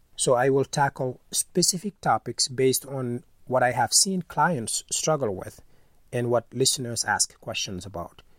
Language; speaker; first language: English; non-native, fluent; Wolof